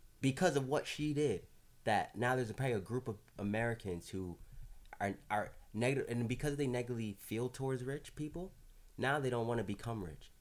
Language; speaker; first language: English; native; English